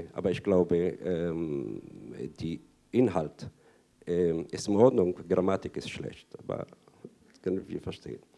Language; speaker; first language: German; non-native, fluent; Arabic